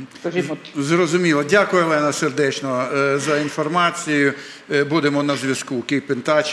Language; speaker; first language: Ukrainian; native; Ukrainian